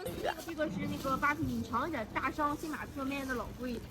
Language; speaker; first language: Chinese; native; Chinese